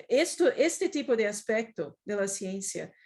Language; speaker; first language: Spanish; non-native, fluent; Portuguese